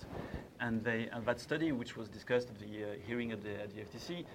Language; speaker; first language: English; non-native, fluent; French